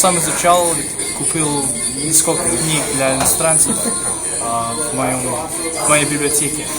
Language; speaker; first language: Russian; non-native, learner; English